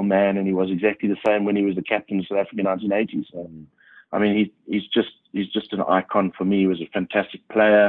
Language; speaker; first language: English; native; English